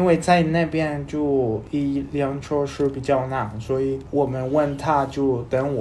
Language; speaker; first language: Chinese; non-native, learner; Spanish